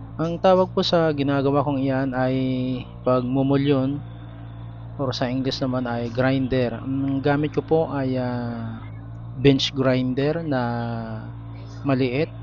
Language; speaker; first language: Filipino; non-native, local second language; Bikol